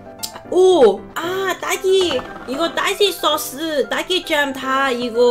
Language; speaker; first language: Korean; non-native, learner; Cantonese